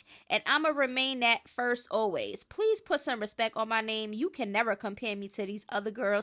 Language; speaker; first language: English; native; English